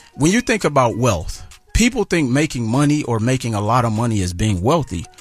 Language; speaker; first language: English; native; English